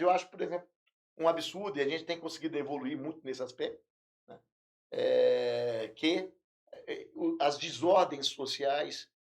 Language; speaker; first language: Portuguese; native; Portuguese